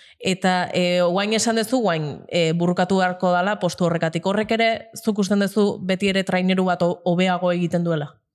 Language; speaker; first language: Basque; native; Basque